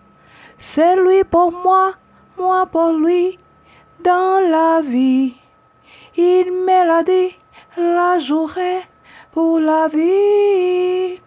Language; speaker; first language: French; non-native, learner; Portuguese